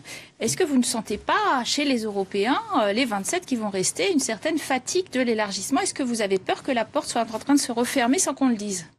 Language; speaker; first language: French; native; French